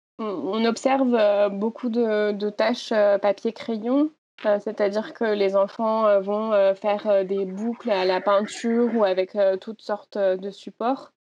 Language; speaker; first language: French; native; French